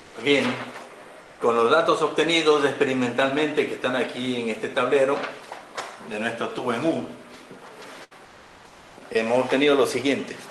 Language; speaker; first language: Spanish; native; Spanish